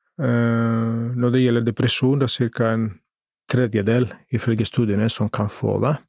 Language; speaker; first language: Norwegian; non-native, fluent; Greek